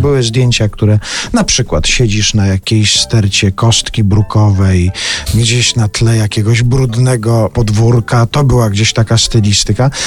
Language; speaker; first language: Polish; native; Polish